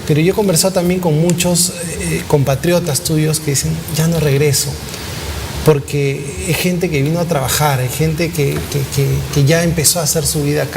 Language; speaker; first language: Spanish; native; Spanish